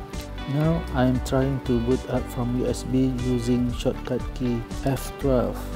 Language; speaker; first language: English; non-native, local second language; Malay